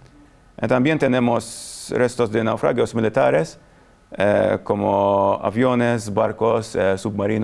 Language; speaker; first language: Spanish; non-native, fluent; Maltese